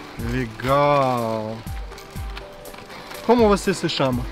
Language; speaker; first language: Portuguese; non-native, learner; Serbian